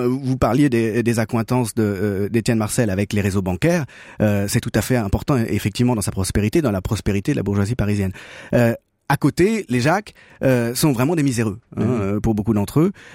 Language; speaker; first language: French; native; French